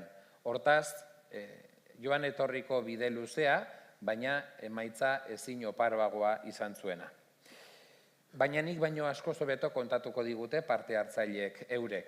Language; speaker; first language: Basque; native; Basque